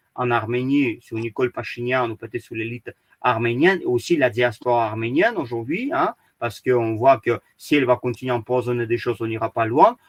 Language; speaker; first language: French; early bilingual, other home language; Azerbaijani